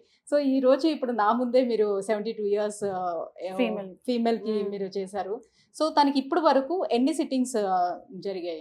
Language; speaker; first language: Telugu; native; Telugu